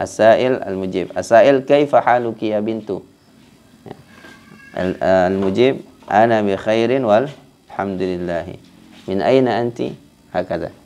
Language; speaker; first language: Arabic; non-native, fluent; Indonesian